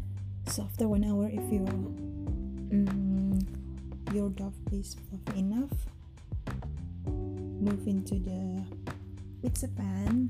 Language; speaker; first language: English; non-native, learner; Indonesian